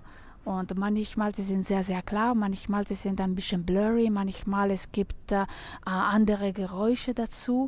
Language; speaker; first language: German; non-native, fluent; Italian